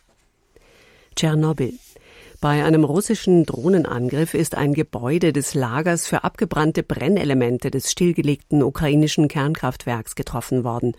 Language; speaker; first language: German; native; German